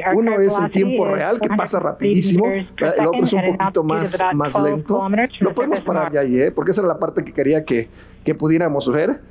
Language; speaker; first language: Spanish; native; Spanish